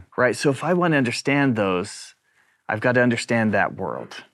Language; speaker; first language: English; native; English